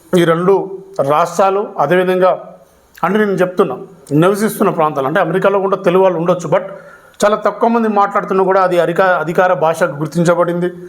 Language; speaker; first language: Telugu; non-native, local second language; Lambadi